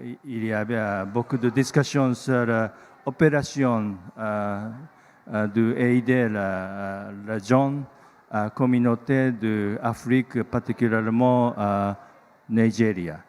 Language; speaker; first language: French; non-native, learner; Japanese